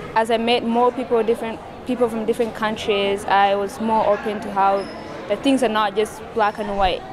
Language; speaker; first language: English; non-native, fluent; Kurdish